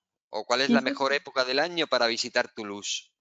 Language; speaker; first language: Spanish; native; Spanish